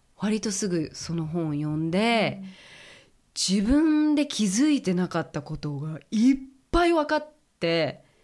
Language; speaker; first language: Japanese; early bilingual, heritage; Japanese